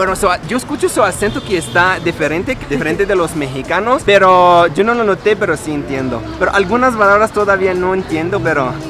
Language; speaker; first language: Spanish; non-native, learner; Arabic